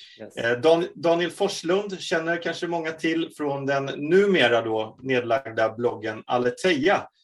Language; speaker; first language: Swedish; native; Swedish